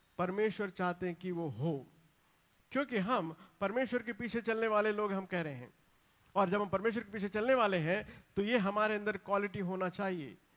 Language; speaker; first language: Hindi; non-native, local second language; Telugu